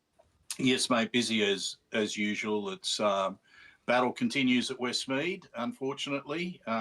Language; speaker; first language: English; native; English